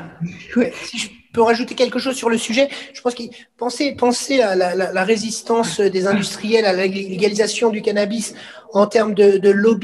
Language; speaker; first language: French; native; French